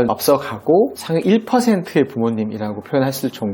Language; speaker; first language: Korean; native; Korean